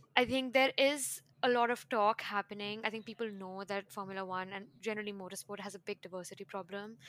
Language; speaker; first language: English; non-native, local second language; Hindi